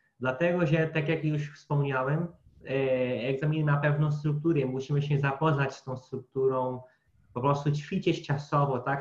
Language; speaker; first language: Polish; non-native, fluent; Portuguese